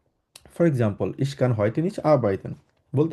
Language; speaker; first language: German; non-native, fluent; Bangla